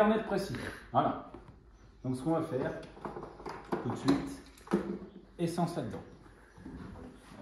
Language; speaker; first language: French; native; French